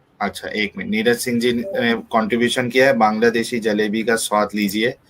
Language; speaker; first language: Hindi; native; Hindi